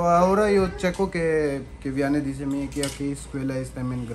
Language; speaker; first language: Spanish; non-native, learner; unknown